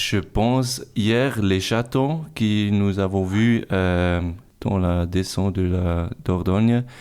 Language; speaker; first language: French; non-native, fluent; German